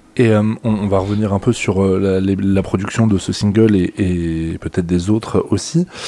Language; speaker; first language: French; native; French